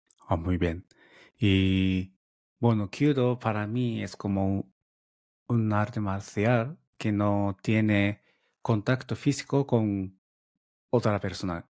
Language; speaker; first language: Spanish; non-native, fluent; Japanese